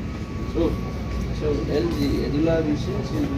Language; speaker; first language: Arabic; non-native, learner; Bangla